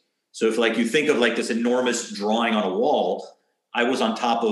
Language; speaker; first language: English; early bilingual, other home language; Spanish